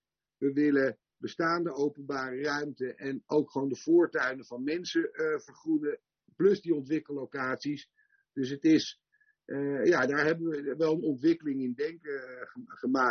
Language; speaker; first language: Dutch; native; Dutch